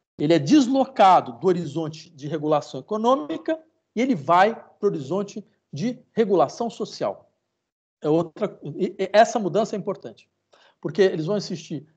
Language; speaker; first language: Portuguese; native; Portuguese